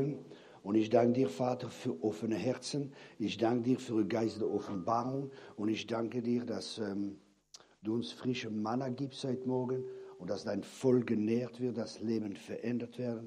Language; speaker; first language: German; non-native, fluent; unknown